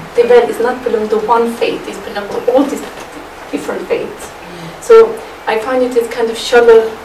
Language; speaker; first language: English; non-native, fluent; Turkish